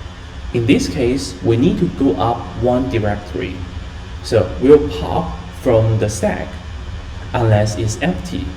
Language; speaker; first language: English; non-native, fluent; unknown